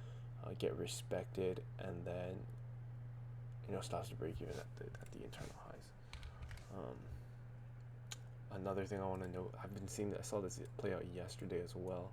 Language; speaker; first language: English; native; English